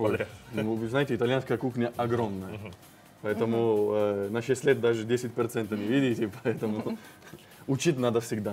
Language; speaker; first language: Russian; non-native, fluent; Italian